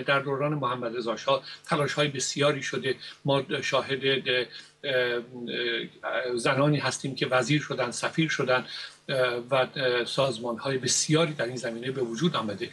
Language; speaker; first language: Persian; native; Persian